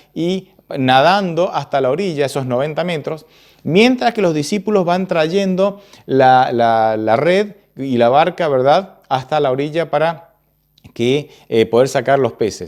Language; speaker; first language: Spanish; native; Spanish